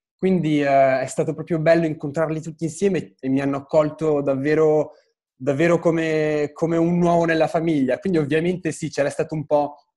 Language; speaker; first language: Italian; early bilingual, other home language; Arabic